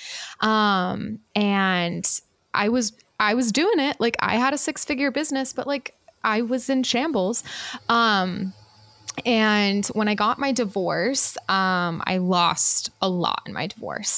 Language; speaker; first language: English; native; English